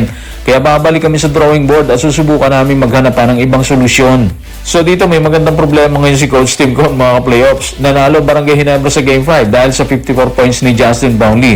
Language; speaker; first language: Filipino; native; Filipino